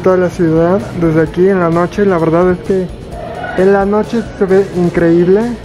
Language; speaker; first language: Spanish; native; Spanish